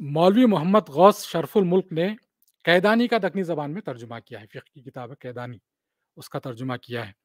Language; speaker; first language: Hindi; non-native, local second language; Urdu